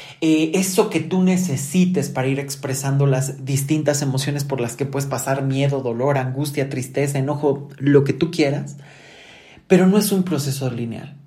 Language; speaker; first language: Spanish; native; Spanish